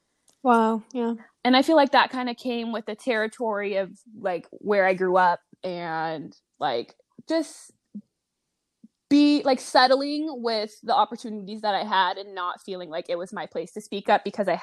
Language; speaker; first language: English; native; English